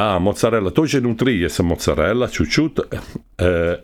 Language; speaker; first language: Russian; non-native, learner; Italian